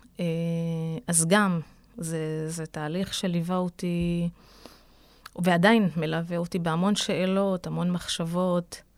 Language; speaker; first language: Hebrew; non-native, local second language; Arabic